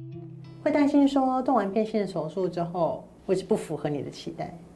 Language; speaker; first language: Chinese; native; Chinese